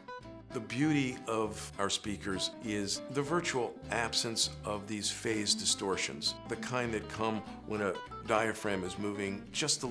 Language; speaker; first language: English; native; English